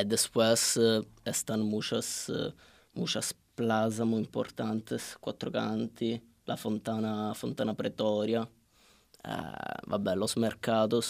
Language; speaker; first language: Spanish; non-native, learner; Italian